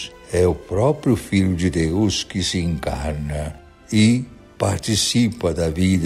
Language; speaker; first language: Portuguese; native; Portuguese